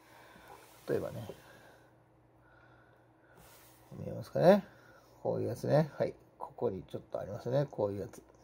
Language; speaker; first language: Japanese; native; Japanese